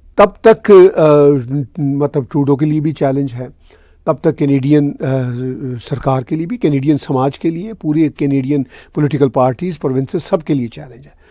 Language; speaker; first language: Urdu; native; Urdu